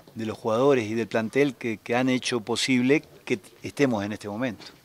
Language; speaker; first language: Spanish; native; Spanish